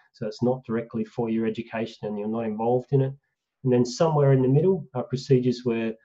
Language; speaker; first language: English; native; English